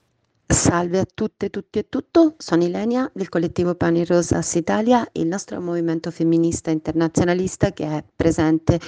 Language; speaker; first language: Italian; native; Italian